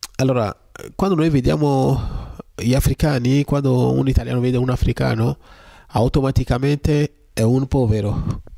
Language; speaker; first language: Italian; non-native, fluent; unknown